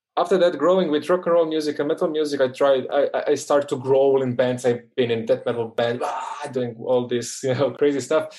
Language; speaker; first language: English; non-native, fluent; Croatian